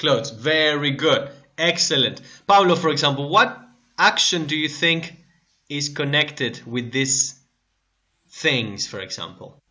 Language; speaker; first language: English; non-native, fluent; Spanish